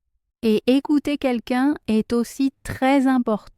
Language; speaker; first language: French; native; French